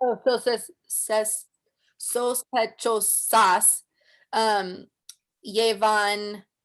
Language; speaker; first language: Spanish; non-native, learner; English